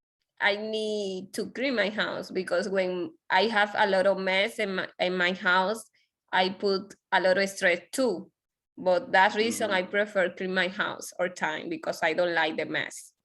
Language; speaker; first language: English; non-native, learner; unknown